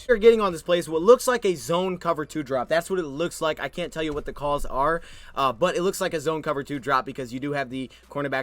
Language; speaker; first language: English; native; English